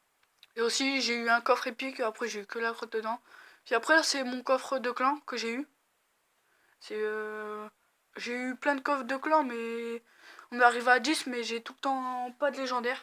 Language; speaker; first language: French; native; French